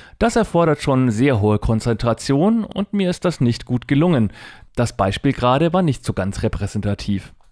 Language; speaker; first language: German; native; German